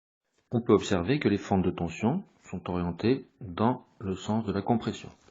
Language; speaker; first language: French; native; French